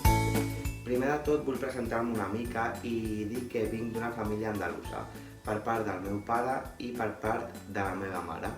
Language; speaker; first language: Catalan; non-native, local second language; Spanish